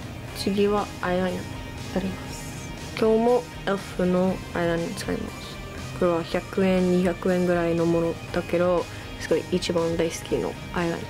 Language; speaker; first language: Japanese; non-native, learner; English